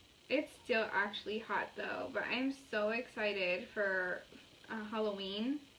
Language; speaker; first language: English; early bilingual, other home language; Spanish